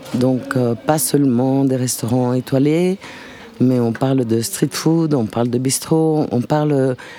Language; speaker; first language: French; non-native, fluent; Italian